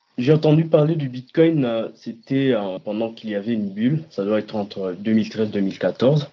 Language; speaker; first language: French; non-native, local second language; Lingala